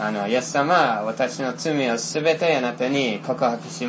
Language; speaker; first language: Japanese; non-native, fluent; Finnish